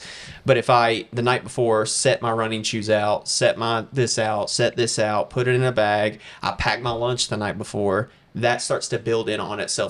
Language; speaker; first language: English; native; English